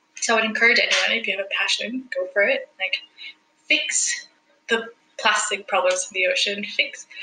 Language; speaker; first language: English; non-native, fluent; Spanish